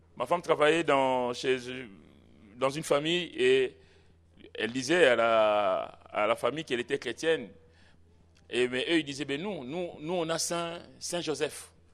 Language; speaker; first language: French; non-native, local second language; Lingala